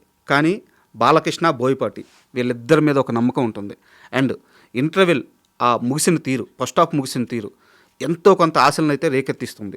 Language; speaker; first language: Telugu; native; Telugu